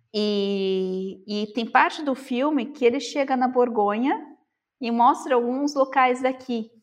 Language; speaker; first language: Portuguese; native; Portuguese